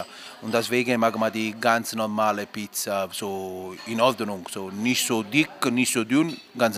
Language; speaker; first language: German; non-native, learner; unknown